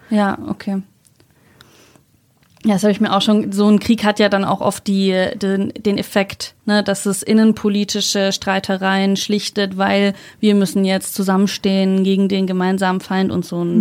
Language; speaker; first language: German; native; German